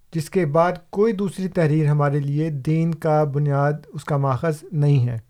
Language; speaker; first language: Urdu; non-native, local second language; Punjabi